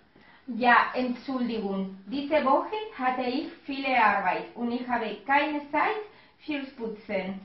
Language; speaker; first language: German; non-native, learner; Spanish